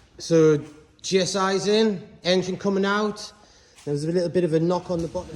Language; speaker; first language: English; native; English